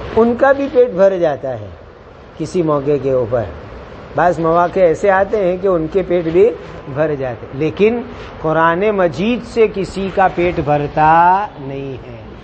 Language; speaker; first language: Urdu; non-native, local second language; Gujarati